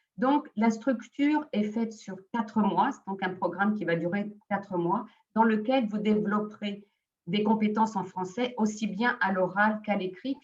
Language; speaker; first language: French; native; French